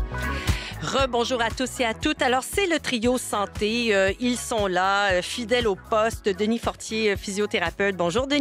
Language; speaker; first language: French; native; French